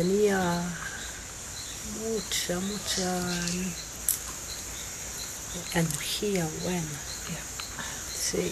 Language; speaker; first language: Spanish; non-native, learner; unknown